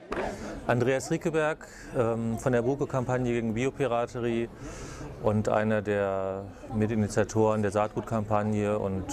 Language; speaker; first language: German; native; German